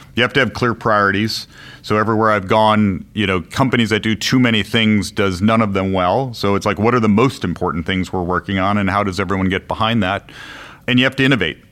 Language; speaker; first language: English; native; English